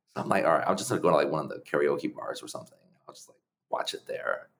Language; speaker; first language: English; early bilingual, other home language; Chinese